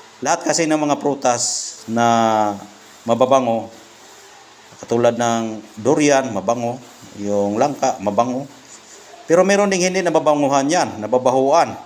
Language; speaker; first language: Filipino; non-native, local second language; Cebuano